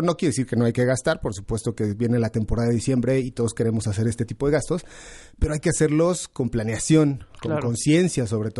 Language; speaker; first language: Spanish; native; Spanish